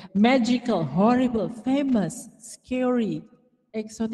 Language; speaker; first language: English; non-native, fluent; Indonesian